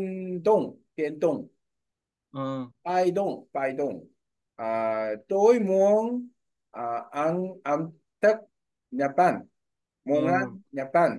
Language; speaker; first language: Vietnamese; non-native, learner; Korean